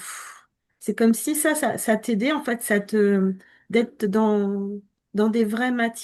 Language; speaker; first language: French; native; French